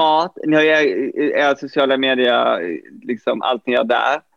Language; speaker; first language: Swedish; native; Swedish